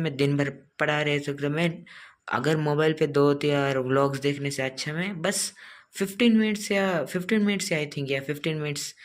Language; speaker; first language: Hindi; non-native, local second language; Marathi